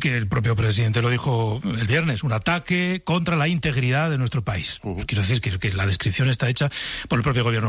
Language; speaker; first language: Spanish; native; Spanish